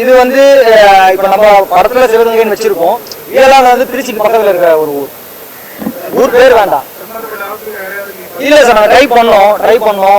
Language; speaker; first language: Tamil; native; Tamil